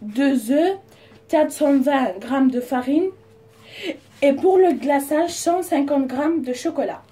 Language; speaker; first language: French; non-native, learner; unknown